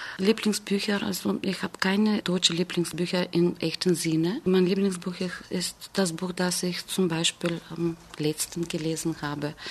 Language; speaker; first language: German; non-native, fluent; Bulgarian